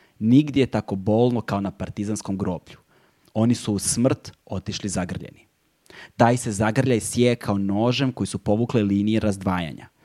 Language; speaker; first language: Serbian; native; Serbian